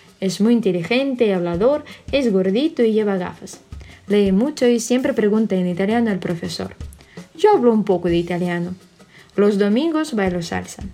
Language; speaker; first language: Spanish; non-native, fluent; Russian